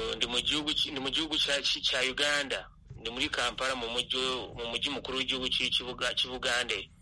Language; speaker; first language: Kinyarwanda; early bilingual, heritage; Kinyarwanda